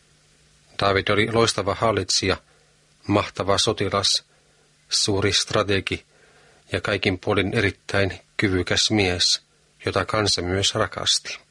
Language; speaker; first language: Finnish; native; Finnish